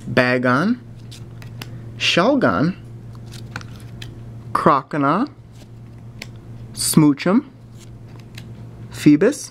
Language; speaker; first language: English; native; English